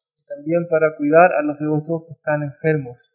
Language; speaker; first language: Spanish; native; Spanish